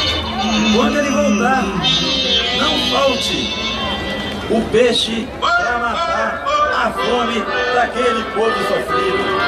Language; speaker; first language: Portuguese; native; Portuguese